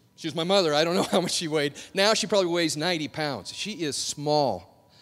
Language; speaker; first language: English; native; English